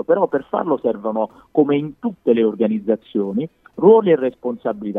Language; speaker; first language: Italian; native; Italian